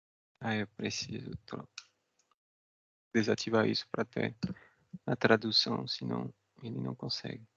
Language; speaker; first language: Portuguese; non-native, fluent; French